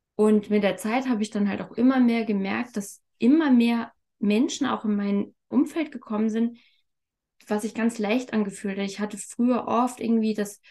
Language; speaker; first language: German; native; German